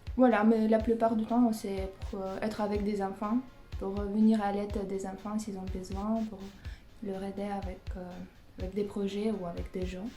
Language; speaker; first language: French; non-native, fluent; Russian